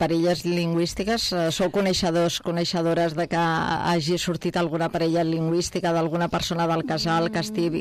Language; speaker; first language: Catalan; native; Catalan